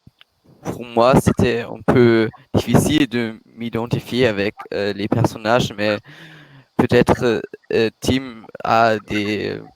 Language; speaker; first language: French; non-native, learner; German